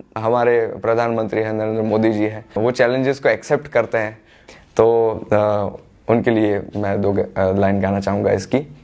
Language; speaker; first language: Hindi; non-native, local second language; Gujarati